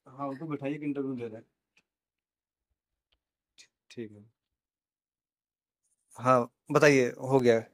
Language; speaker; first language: Hindi; native; Hindi